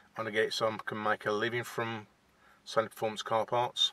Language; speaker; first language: English; native; English